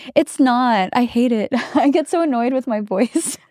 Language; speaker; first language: English; native; English